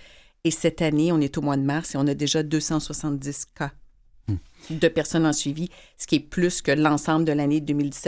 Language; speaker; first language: French; native; French